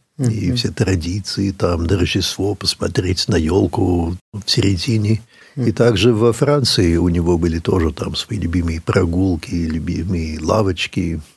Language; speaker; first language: Russian; early bilingual, heritage; English